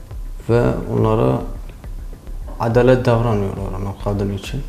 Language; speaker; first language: Turkish; non-native, learner; Kurdish